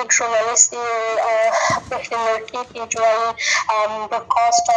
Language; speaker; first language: Hindi; non-native, learner; Persian